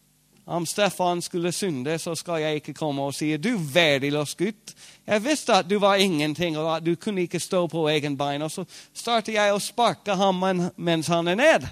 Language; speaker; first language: Norwegian; non-native, fluent; English